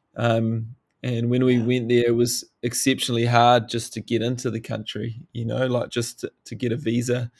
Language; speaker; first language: English; native; English